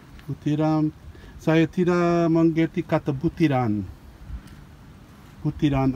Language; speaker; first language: Indonesian; non-native, learner; English